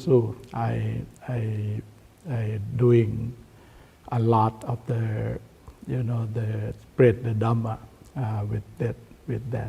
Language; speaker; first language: English; non-native, learner; Thai